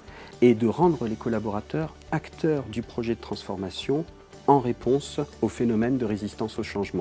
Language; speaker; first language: French; native; French